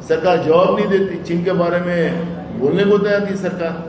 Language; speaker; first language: Hindi; non-native, local second language; Marathi